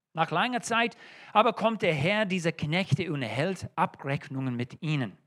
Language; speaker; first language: German; non-native, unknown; English